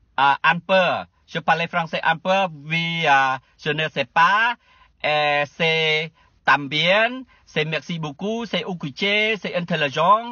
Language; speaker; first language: French; non-native, learner; Khmer